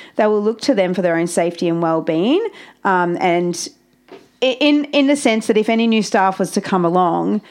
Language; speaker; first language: English; native; English